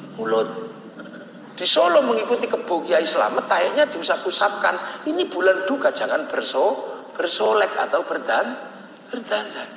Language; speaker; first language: Indonesian; native; Indonesian